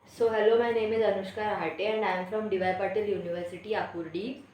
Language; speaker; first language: English; non-native, local second language; Marathi